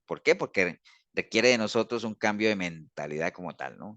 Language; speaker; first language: Spanish; native; Spanish